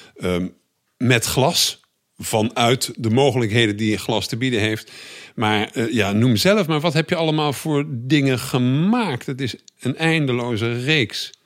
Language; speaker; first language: Dutch; native; Dutch